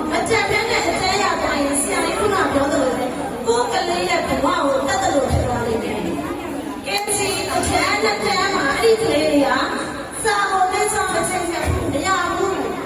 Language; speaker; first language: Burmese; native; Burmese